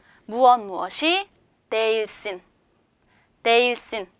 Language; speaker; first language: Turkish; non-native, fluent; Korean